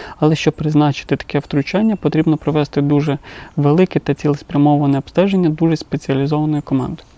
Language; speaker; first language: Ukrainian; non-native, local second language; Russian